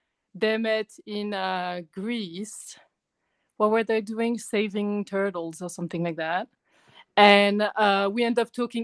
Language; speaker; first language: English; non-native, fluent; French